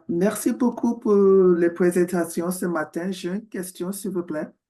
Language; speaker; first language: French; non-native, fluent; English